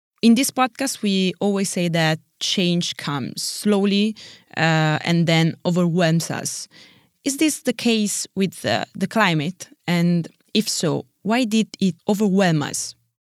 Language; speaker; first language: English; non-native, fluent; Italian